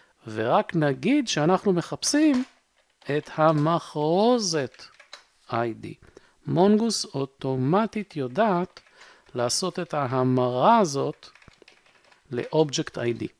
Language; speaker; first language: Hebrew; native; Hebrew